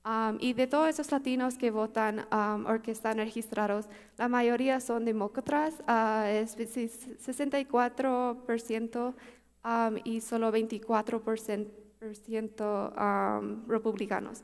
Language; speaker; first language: Spanish; early bilingual, heritage; Spanish